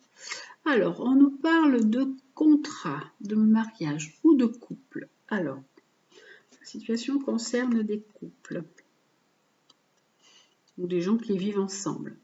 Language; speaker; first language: French; native; French